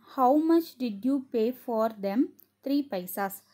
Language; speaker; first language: English; non-native, local second language; Tamil